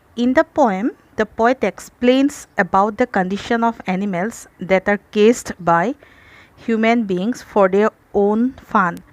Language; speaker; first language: English; non-native, local second language; Assamese